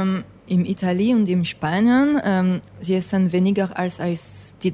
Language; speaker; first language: German; non-native, fluent; English